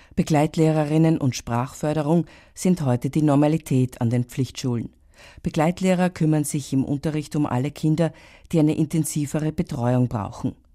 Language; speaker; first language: German; native; German